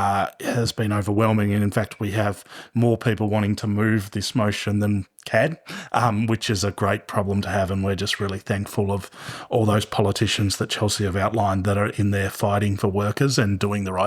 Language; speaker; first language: English; native; English